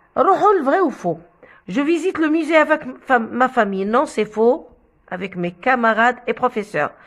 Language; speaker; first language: French; non-native, local second language; Arabic